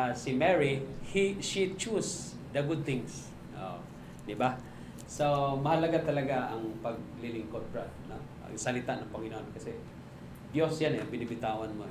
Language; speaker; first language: Filipino; non-native, local second language; Cebuano